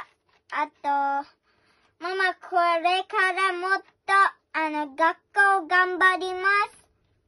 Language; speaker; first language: Japanese; early bilingual, other home language; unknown